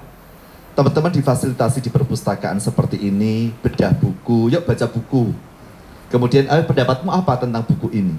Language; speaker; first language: Indonesian; native; Indonesian